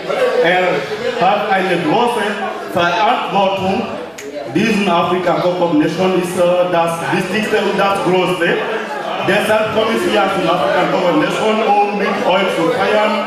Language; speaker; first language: German; non-native, learner; French